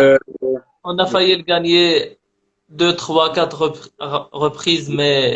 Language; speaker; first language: French; non-native, local second language; Arabic